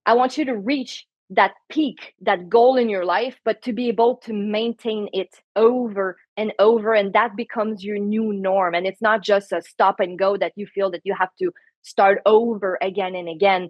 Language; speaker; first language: English; non-native, fluent; French